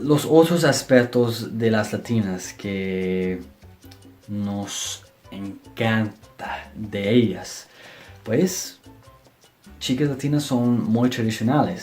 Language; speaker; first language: Spanish; non-native, fluent; English